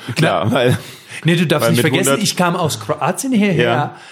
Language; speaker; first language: German; non-native, fluent; Croatian